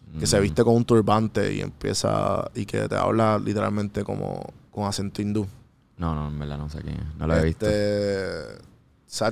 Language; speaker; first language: Spanish; native; Spanish